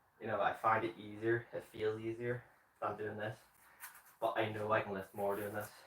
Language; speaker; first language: English; native; English